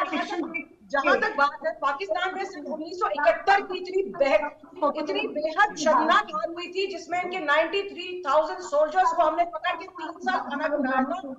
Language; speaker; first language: Hindi; native; Hindi